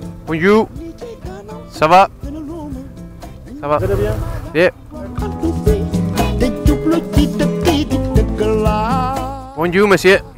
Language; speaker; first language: French; non-native, learner; Spanish